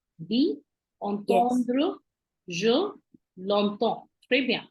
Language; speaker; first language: French; non-native, fluent; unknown